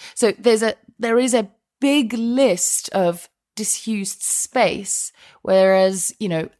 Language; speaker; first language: English; non-native, fluent; Icelandic